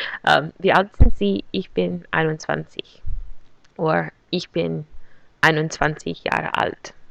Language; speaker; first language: German; non-native, fluent; English